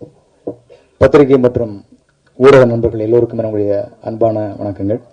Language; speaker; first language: Tamil; native; Tamil